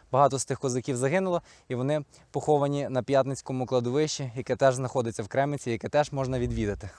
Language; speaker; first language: Ukrainian; native; Ukrainian